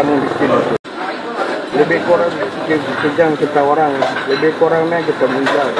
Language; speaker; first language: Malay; non-native, learner; Tamil